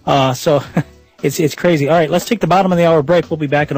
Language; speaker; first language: English; native; English